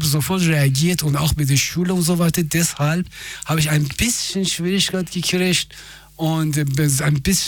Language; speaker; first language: German; non-native, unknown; Persian